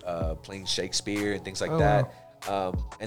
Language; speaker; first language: English; native; English